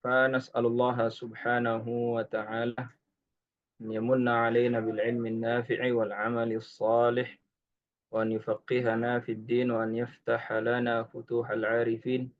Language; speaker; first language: Arabic; non-native, fluent; Indonesian